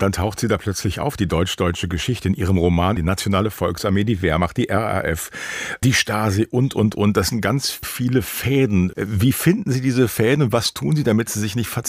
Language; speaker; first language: German; native; German